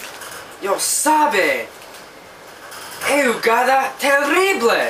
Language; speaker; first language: Spanish; non-native, learner; English